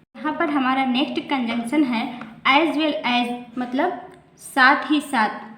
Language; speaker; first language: Hindi; native; Hindi